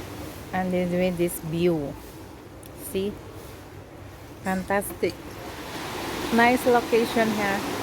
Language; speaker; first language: English; non-native, learner; Filipino